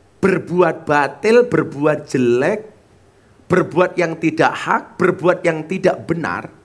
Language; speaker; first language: Indonesian; non-native, local second language; Javanese